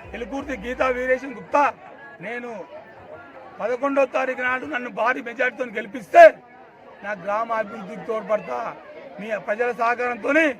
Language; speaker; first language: Telugu; native; Telugu